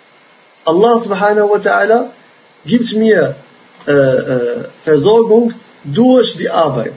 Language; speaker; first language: German; non-native, fluent; Arabic